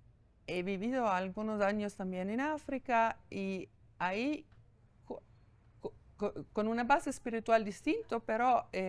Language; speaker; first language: Spanish; non-native, fluent; German